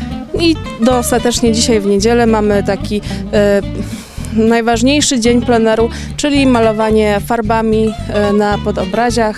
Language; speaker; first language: Polish; native; Polish